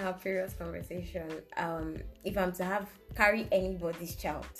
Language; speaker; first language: English; non-native, local second language; Igbo